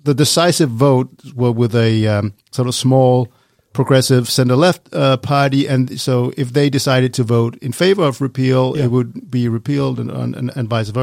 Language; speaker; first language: English; non-native, fluent; Danish